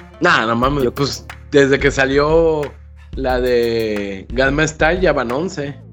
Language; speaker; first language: Spanish; native; Spanish